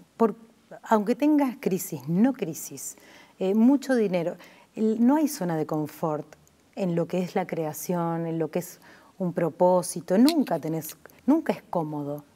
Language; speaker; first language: Spanish; native; Spanish